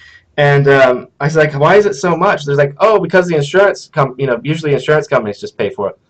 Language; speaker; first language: English; native; English